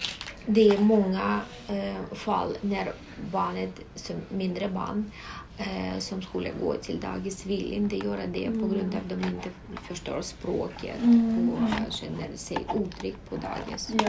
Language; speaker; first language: Swedish; non-native, fluent; Russian